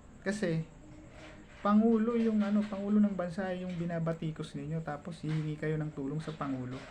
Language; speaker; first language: Filipino; native; Filipino